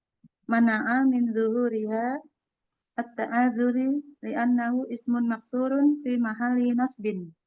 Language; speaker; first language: Arabic; non-native, learner; Indonesian